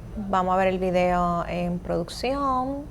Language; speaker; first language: Spanish; native; Spanish